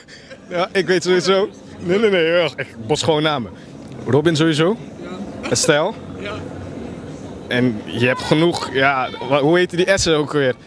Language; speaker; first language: Dutch; native; Dutch